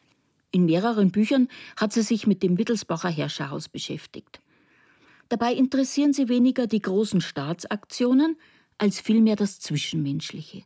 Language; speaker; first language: German; native; German